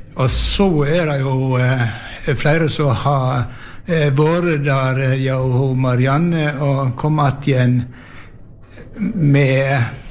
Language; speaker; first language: Norwegian; native; Norwegian